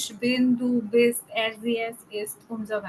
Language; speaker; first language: German; non-native, fluent; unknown